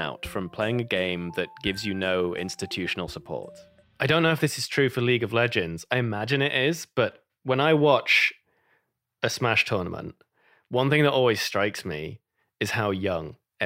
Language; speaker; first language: English; native; English